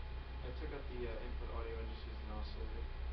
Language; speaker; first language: English; native; English